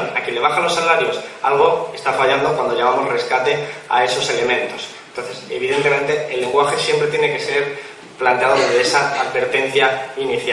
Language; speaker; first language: Spanish; native; Spanish